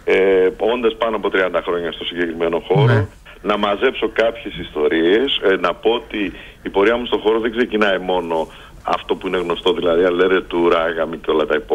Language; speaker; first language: Greek; native; Greek